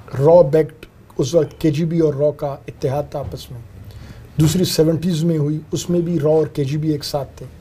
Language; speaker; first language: Urdu; non-native, local second language; Brahui